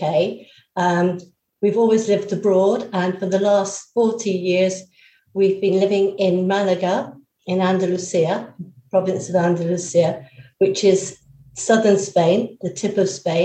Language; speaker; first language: English; native; English